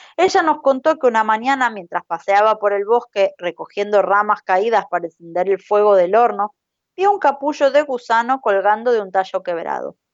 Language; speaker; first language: Spanish; native; Spanish